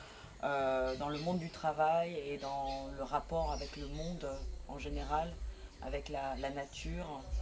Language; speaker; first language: French; non-native, fluent; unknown